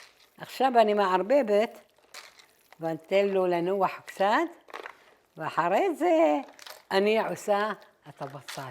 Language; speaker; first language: Hebrew; non-native, fluent; Arabic